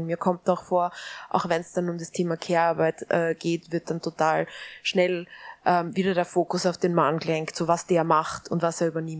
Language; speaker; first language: German; native; German